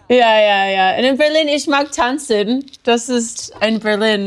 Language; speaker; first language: German; non-native, learner; English